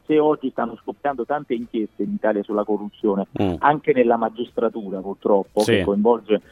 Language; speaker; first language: Italian; native; Italian